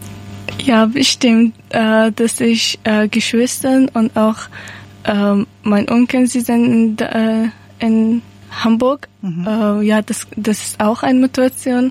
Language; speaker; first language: German; non-native, learner; Persian